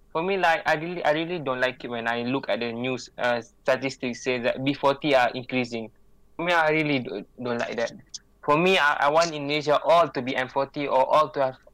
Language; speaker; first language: English; non-native, local second language; Malay